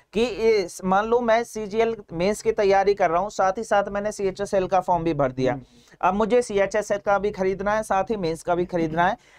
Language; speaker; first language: Hindi; native; Hindi